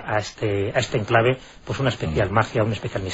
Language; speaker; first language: Spanish; native; Spanish